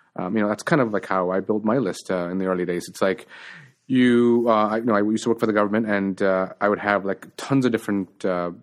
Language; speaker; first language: English; native; English